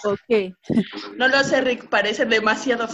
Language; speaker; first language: Spanish; native; Spanish